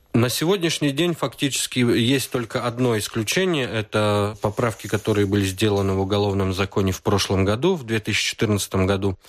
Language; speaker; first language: Russian; native; Russian